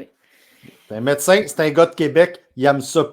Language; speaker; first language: French; native; French